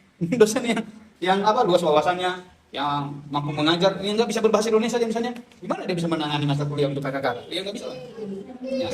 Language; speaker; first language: Indonesian; non-native, local second language; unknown